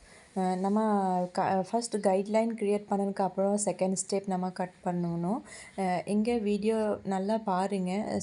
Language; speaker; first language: Tamil; non-native, fluent; Assamese